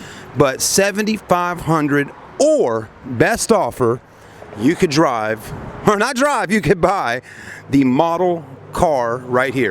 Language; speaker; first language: English; native; English